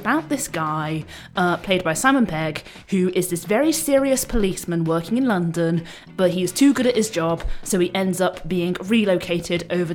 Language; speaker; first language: English; native; English